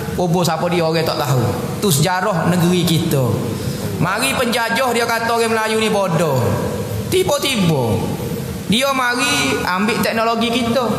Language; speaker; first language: Malay; native; Malay